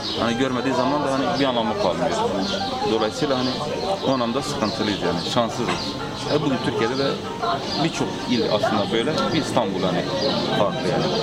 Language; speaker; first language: Turkish; non-native, local second language; Kurdish